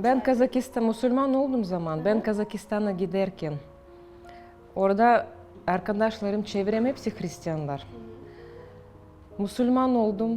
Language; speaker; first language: Turkish; non-native, fluent; Russian